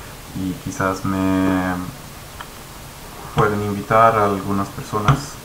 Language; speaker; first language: Spanish; non-native, fluent; Swedish